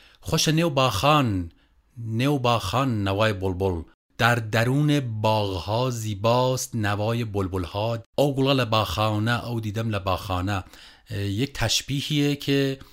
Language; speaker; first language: Persian; non-native, local second language; Kurdish